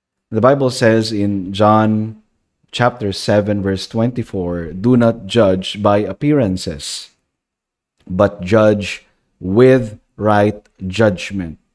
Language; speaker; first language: English; non-native, local second language; Filipino